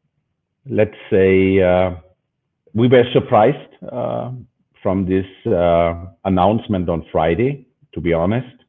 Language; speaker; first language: English; non-native, fluent; German